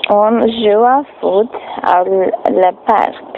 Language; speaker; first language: French; non-native, learner; English